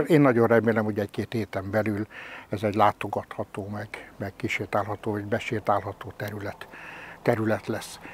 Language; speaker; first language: Hungarian; native; Hungarian